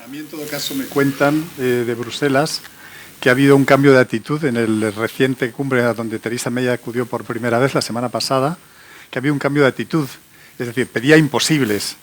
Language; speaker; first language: Spanish; native; Spanish